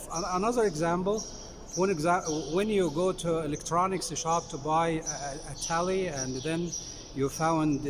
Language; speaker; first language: English; non-native, fluent; Arabic